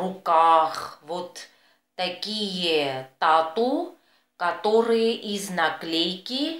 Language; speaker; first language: Russian; non-native, fluent; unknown